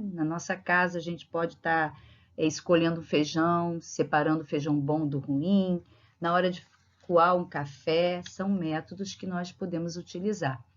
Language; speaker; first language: Portuguese; native; Portuguese